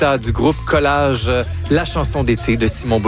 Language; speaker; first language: French; native; French